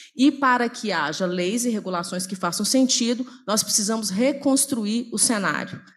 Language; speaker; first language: Portuguese; native; Portuguese